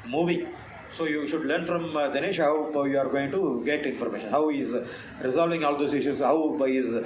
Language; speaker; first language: English; non-native, local second language; Telugu